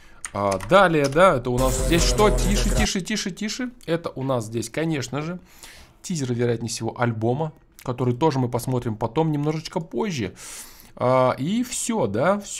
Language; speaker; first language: Russian; native; Russian